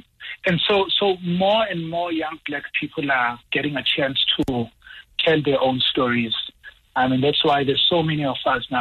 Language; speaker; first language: English; non-native, local second language; Zulu